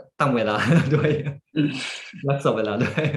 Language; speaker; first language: Thai; early bilingual, heritage; Japanese